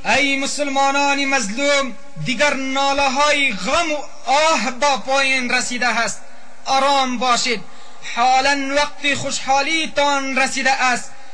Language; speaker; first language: Persian; non-native, local second language; Pashto